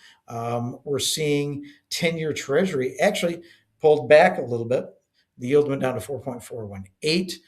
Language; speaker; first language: English; native; English